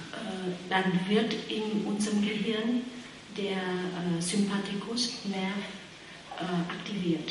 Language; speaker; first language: German; non-native, fluent; Vietnamese